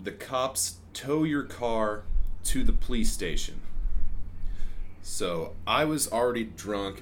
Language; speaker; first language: English; native; English